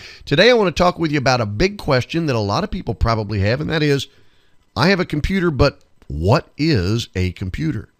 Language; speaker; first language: English; native; English